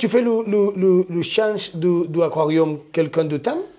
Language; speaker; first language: French; non-native, learner; Spanish